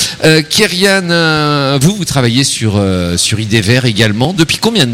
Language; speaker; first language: French; native; French